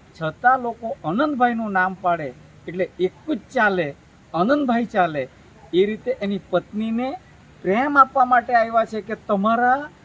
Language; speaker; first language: Gujarati; native; Gujarati